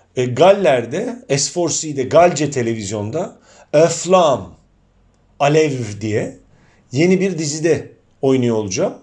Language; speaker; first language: Turkish; native; Turkish